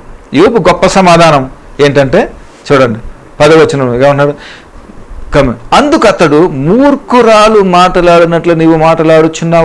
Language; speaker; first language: Telugu; native; Telugu